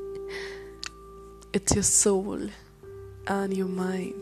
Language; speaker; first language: English; non-native, local second language; Hindi